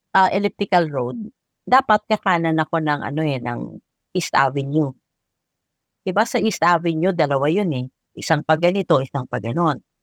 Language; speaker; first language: Filipino; native; Filipino